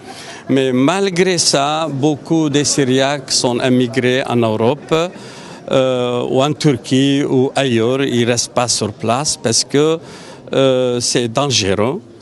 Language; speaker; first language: French; non-native, fluent; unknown